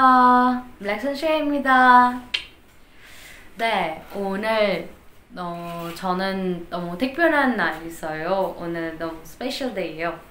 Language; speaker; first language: Korean; non-native, learner; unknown